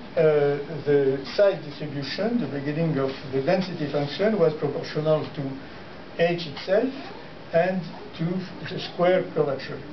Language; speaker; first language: English; non-native, fluent; French